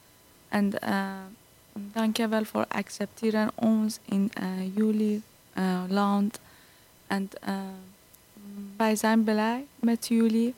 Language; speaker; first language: Dutch; non-native, learner; Persian